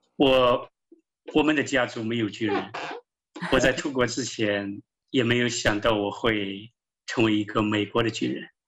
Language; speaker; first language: Chinese; native; Chinese